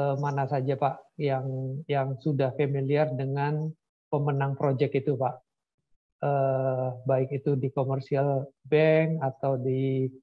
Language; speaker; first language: Indonesian; native; Indonesian